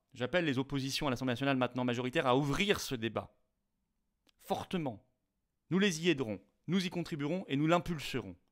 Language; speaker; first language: French; native; French